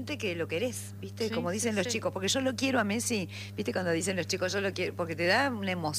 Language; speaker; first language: Spanish; native; Spanish